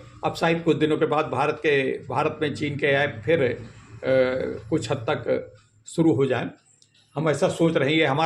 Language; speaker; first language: Hindi; native; Hindi